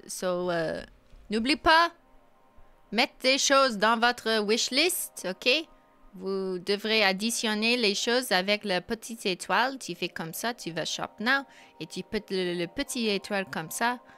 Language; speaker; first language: French; non-native, learner; English